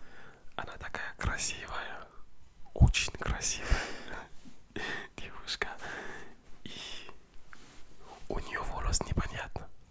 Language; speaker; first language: Russian; non-native, learner; French